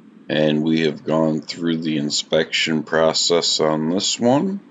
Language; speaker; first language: English; native; English